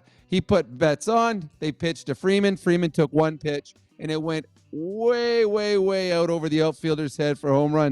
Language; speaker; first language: English; native; English